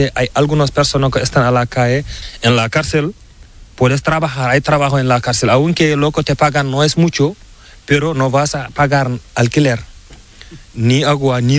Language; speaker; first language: Spanish; non-native, learner; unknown